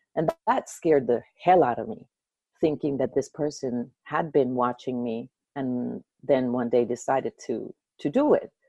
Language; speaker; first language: English; early bilingual, other home language; Spanish